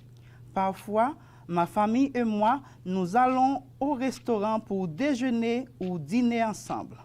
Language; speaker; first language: French; non-native, fluent; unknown